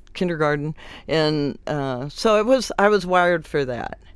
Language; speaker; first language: English; native; English